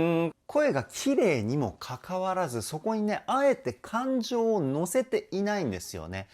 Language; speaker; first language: Japanese; native; Japanese